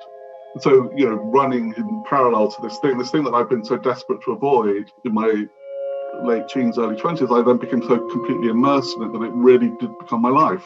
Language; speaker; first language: English; native; English